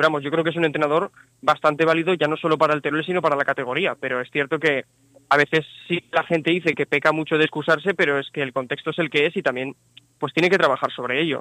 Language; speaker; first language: Spanish; native; Spanish